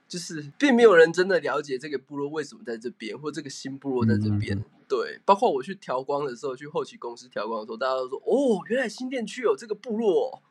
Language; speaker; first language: Chinese; native; Chinese